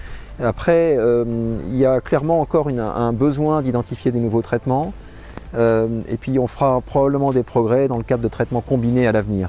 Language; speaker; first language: French; native; French